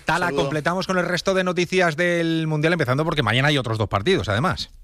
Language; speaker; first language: Spanish; native; Spanish